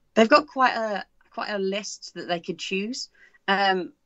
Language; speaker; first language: English; native; English